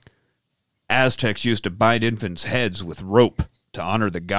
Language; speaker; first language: English; native; English